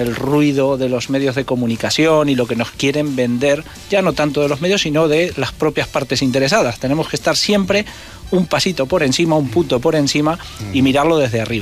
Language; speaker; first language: Spanish; native; Spanish